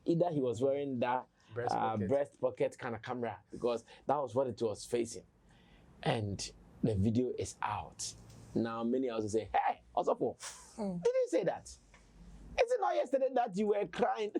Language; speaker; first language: English; non-native, local second language; Akan